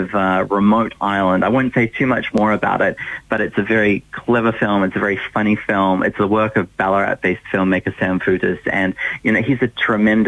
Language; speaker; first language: English; native; English